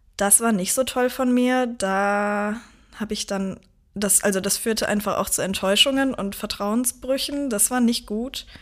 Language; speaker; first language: German; native; German